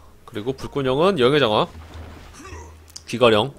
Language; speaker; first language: Korean; native; Korean